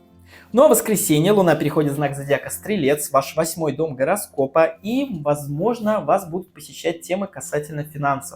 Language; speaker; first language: Russian; native; Russian